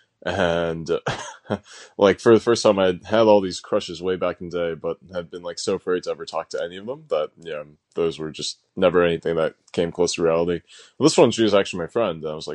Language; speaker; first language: English; native; English